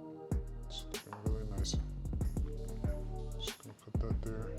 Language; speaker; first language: English; native; English